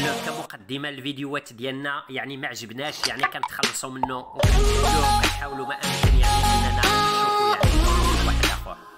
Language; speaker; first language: Arabic; native; Arabic